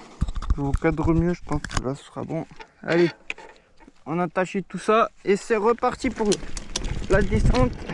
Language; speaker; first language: French; native; French